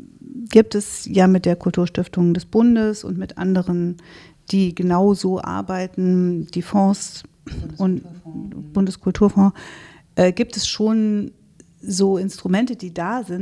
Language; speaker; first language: German; native; German